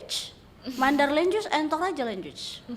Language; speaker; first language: English; non-native, learner; Indonesian